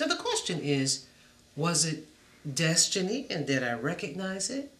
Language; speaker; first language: English; native; English